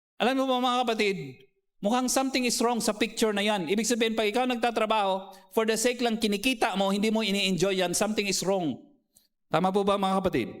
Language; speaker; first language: Filipino; non-native, local second language; Cebuano